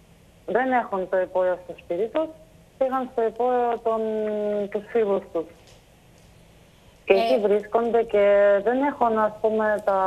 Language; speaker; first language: Greek; non-native, fluent; Russian